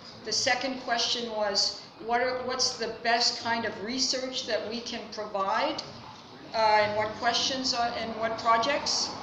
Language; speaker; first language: English; native; English